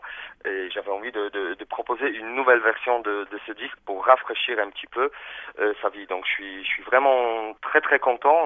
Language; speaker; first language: French; early bilingual, other home language; Polish